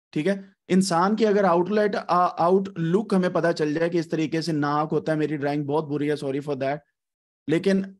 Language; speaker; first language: Urdu; non-native, local second language; Punjabi